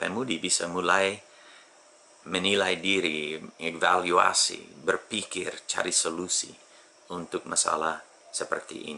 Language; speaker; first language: Indonesian; non-native, fluent; English